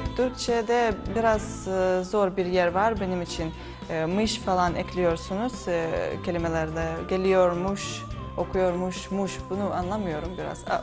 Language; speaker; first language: Turkish; non-native, learner; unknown